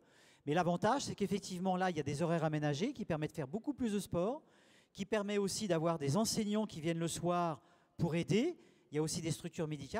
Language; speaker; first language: French; native; French